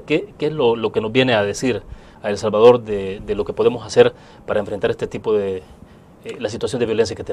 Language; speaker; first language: Spanish; native; Spanish